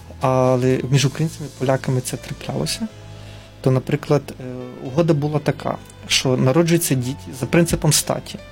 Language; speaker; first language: Ukrainian; native; Ukrainian